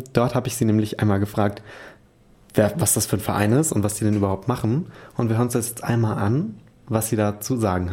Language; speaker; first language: German; native; German